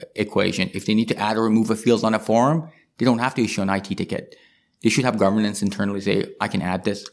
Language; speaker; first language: English; non-native, fluent; Persian